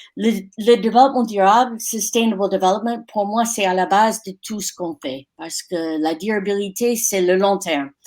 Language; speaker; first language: French; non-native, fluent; English